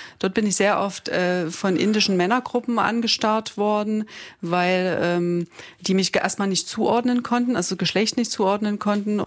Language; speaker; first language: German; native; German